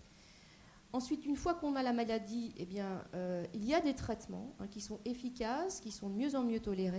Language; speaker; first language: French; native; French